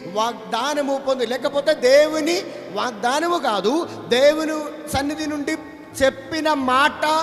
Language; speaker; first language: Telugu; non-native, fluent; Malayalam